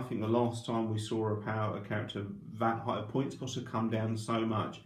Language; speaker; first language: English; native; English